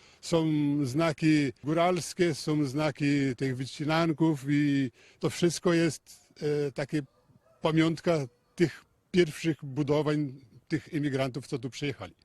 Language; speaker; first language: Polish; early bilingual, heritage; Polish